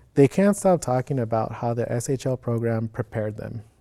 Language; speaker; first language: English; native; English